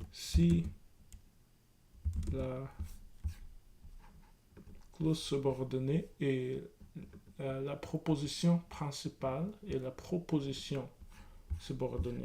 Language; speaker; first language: French; non-native, learner; English